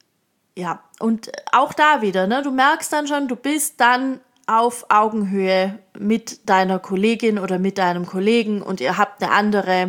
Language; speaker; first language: German; native; German